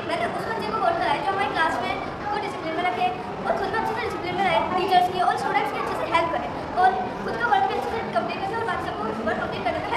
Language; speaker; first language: Hindi; native; Hindi